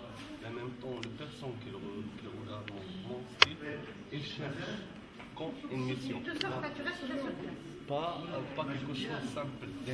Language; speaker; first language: French; non-native, local second language; Arabic